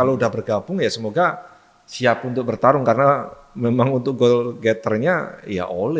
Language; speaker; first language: Indonesian; native; Indonesian